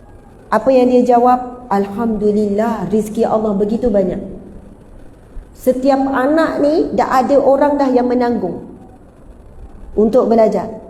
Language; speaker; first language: Malay; native; Malay